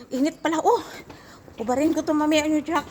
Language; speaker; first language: Filipino; native; Filipino